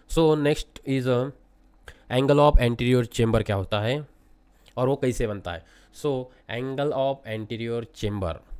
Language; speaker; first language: Hindi; non-native, local second language; Marathi